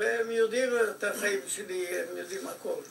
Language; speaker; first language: Hebrew; non-native, fluent; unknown